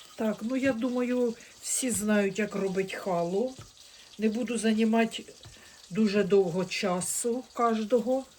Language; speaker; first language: Ukrainian; non-native, local second language; Russian